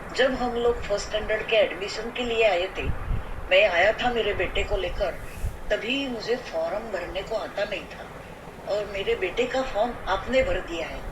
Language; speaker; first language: Hindi; non-native, local second language; Marathi